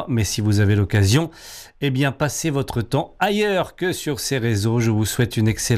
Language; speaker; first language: French; native; French